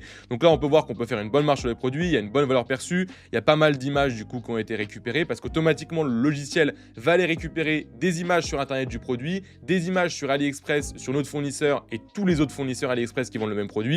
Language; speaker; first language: French; native; French